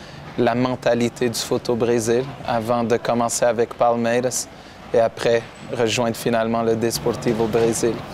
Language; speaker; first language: French; non-native, local second language; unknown